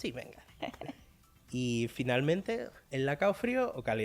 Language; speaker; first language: Spanish; early bilingual, other home language; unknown